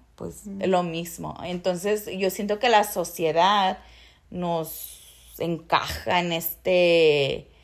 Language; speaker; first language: Spanish; early bilingual, heritage; Spanish